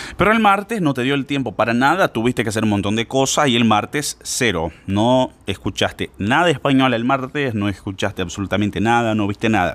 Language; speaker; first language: Spanish; non-native, fluent; Portuguese